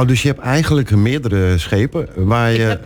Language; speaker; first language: Dutch; native; Dutch